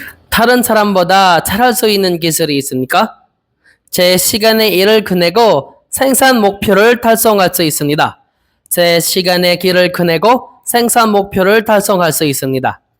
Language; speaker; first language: Korean; non-native, learner; Filipino